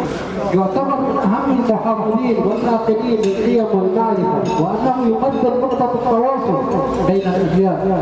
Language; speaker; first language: Arabic; native; Arabic